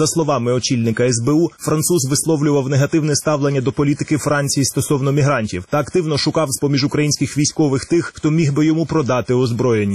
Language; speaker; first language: Ukrainian; native; Ukrainian